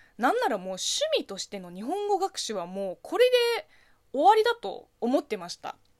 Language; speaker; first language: Japanese; non-native, fluent; Chinese